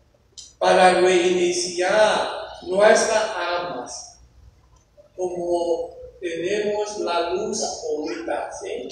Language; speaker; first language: Spanish; non-native, fluent; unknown